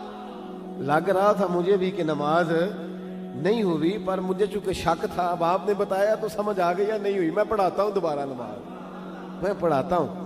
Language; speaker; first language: Urdu; native; Urdu